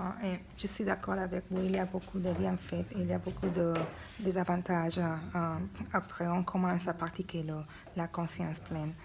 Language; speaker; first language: French; non-native, learner; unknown